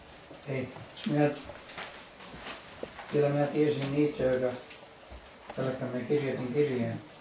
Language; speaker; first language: Finnish; early bilingual, heritage; English